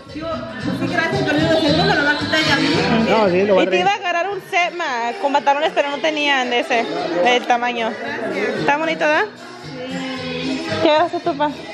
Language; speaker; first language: Spanish; early bilingual, heritage; Spanish